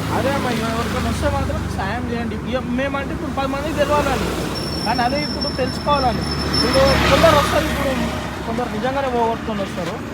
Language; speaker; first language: Telugu; non-native, local second language; Lambadi